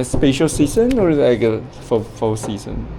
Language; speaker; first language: English; non-native, learner; Chinese